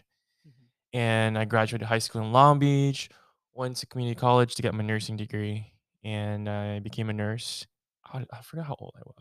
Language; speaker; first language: English; non-native, local second language; Filipino